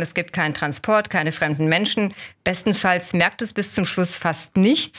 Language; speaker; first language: German; native; German